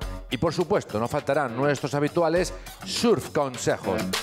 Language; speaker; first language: Spanish; native; Spanish